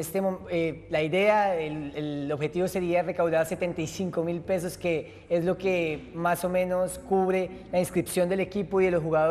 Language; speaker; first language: Spanish; native; Spanish